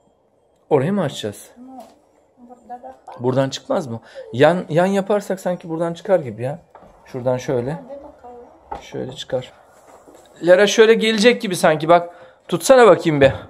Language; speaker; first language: Turkish; native; Turkish